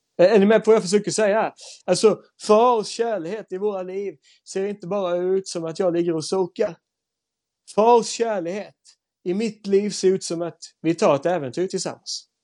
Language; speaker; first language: Swedish; native; Swedish